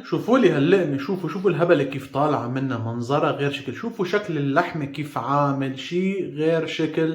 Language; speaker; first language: Arabic; native; Arabic